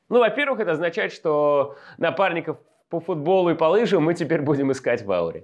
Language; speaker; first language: Russian; native; Russian